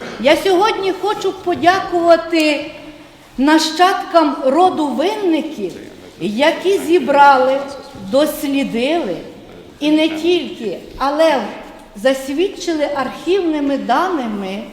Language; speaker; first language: Ukrainian; native; Ukrainian